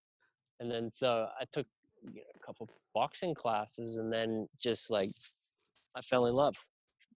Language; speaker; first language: English; native; English